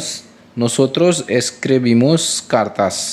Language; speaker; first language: Spanish; non-native, learner; Hindi